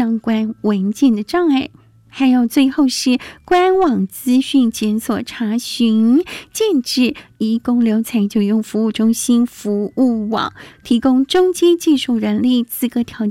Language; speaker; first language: Chinese; native; Chinese